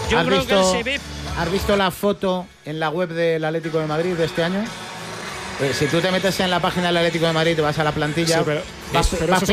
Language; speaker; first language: Spanish; native; Spanish